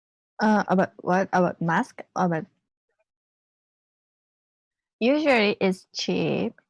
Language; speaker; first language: English; non-native, learner; Japanese